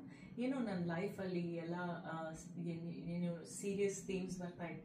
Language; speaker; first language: Kannada; non-native, local second language; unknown